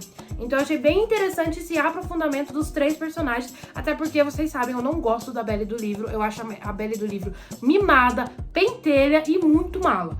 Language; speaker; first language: Portuguese; native; Portuguese